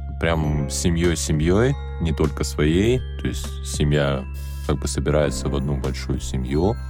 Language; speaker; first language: Russian; native; Russian